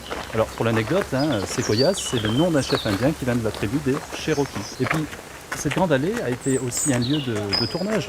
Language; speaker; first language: French; native; French